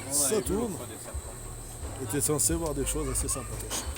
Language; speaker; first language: French; native; French